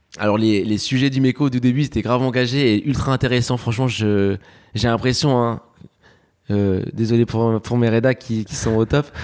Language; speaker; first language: French; early bilingual, other home language; Spanish